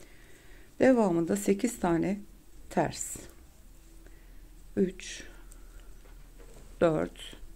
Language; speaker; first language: Turkish; native; Turkish